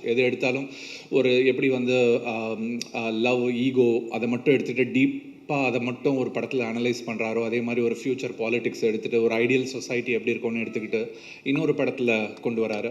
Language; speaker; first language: Tamil; native; Tamil